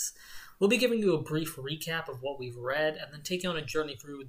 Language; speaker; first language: English; native; English